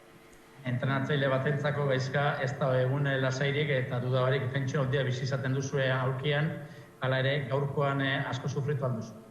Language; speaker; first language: Basque; native; Basque